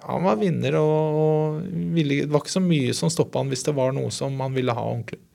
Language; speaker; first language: Norwegian; native; Norwegian